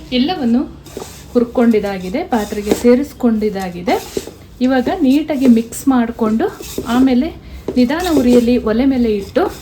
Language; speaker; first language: Kannada; non-native, local second language; Kodava